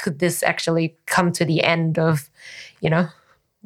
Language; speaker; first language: English; non-native, fluent; Korean